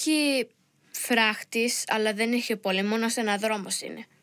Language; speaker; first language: Greek; early bilingual, heritage; Greek